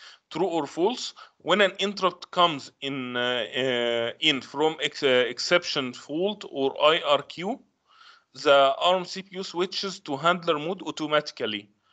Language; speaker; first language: English; non-native, fluent; Arabic